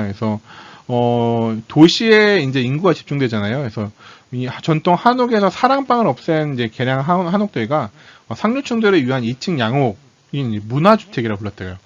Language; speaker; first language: Korean; native; Korean